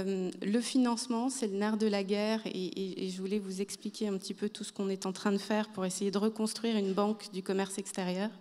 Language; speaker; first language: French; native; French